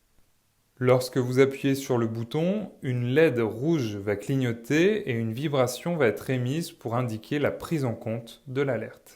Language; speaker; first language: French; native; French